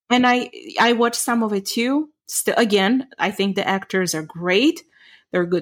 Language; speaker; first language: English; non-native, fluent; Ukrainian